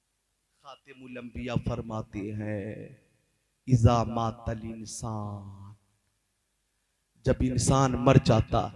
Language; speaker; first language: Hindi; native; Hindi